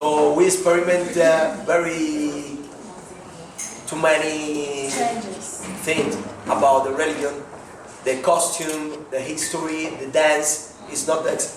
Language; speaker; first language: English; non-native, learner; Spanish